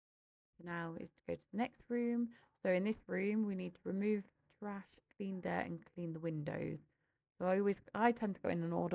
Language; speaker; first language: English; native; English